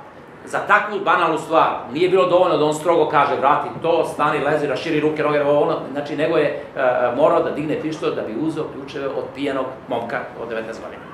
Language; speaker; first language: Serbian; native; Serbian